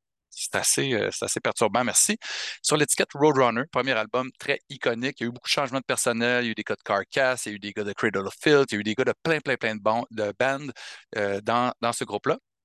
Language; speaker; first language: French; native; French